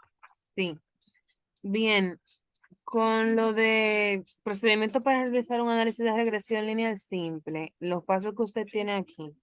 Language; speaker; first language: Spanish; native; Spanish